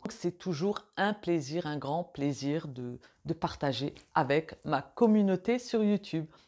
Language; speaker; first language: French; native; French